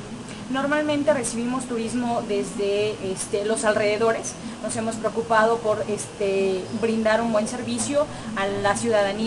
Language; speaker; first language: Spanish; native; Spanish